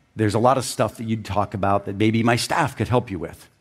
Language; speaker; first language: English; native; English